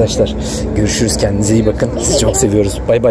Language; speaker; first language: Turkish; native; Turkish